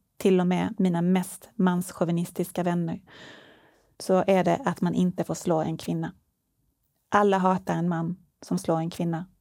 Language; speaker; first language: Swedish; native; Swedish